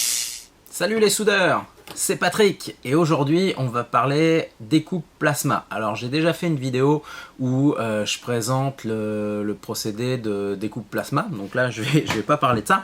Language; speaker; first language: French; native; French